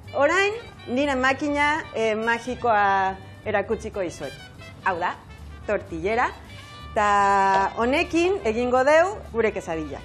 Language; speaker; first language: Basque; non-native, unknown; Spanish